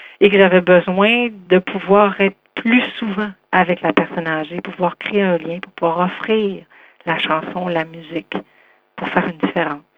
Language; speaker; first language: French; native; French